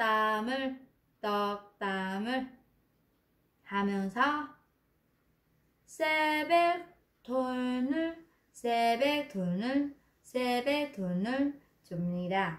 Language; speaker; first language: Korean; non-native, fluent; Vietnamese